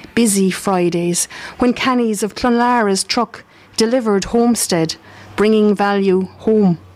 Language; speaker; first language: English; native; English